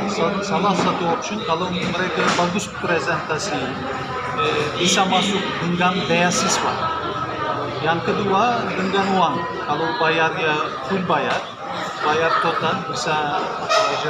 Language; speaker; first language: Indonesian; non-native, learner; English